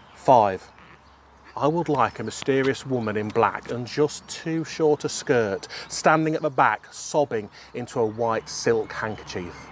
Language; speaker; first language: English; native; English